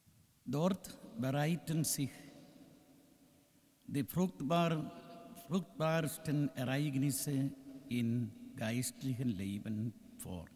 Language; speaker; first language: German; non-native, learner; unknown